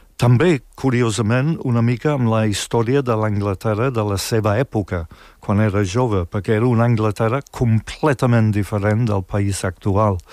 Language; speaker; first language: Catalan; non-native, fluent; English